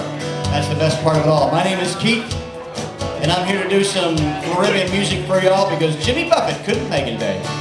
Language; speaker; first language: English; native; English